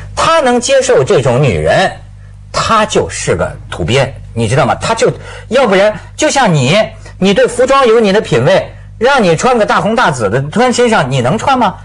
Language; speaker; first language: Chinese; native; Chinese